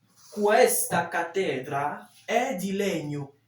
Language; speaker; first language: Italian; non-native, fluent; French